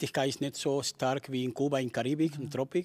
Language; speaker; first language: German; non-native, fluent; Spanish